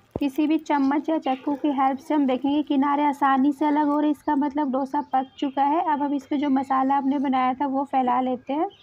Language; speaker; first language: Hindi; native; Hindi